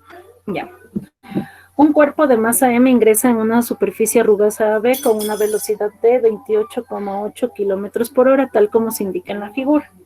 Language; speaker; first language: Spanish; native; Spanish